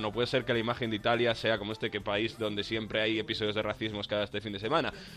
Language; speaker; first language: Spanish; native; Spanish